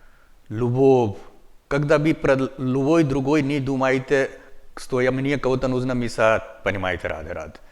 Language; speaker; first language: Russian; non-native, learner; Hindi